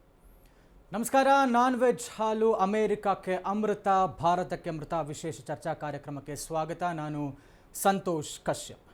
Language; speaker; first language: Kannada; native; Kannada